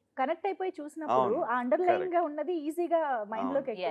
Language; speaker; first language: Telugu; native; Telugu